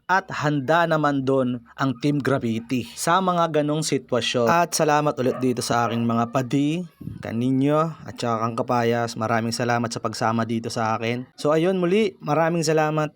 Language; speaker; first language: Filipino; non-native, local second language; Bikol